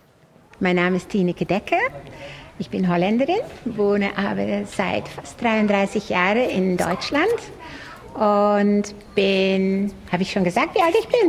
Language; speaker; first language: German; non-native, fluent; Dutch